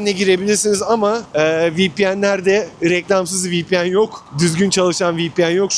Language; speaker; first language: Turkish; native; Turkish